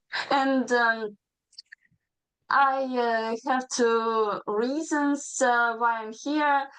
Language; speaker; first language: English; non-native, learner; Ukrainian